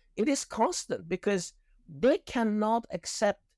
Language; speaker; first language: English; non-native, fluent; Persian